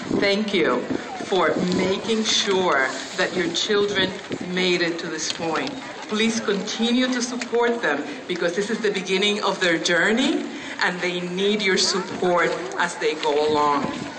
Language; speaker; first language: English; non-native, fluent; Spanish